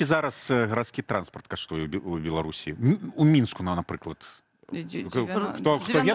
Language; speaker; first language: Belarusian; native; Belarusian